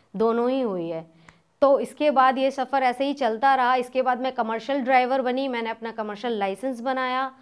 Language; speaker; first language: Hindi; native; Hindi